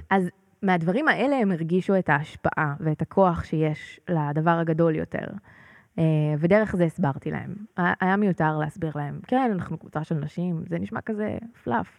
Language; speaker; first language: Hebrew; native; Hebrew